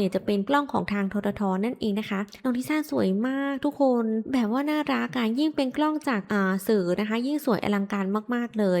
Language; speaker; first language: Thai; native; Thai